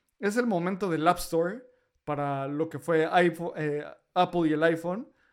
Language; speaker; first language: Spanish; native; Spanish